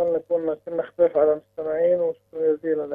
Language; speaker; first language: Arabic; native; Arabic